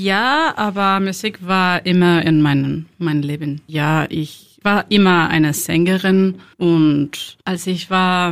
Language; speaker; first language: German; non-native, learner; Spanish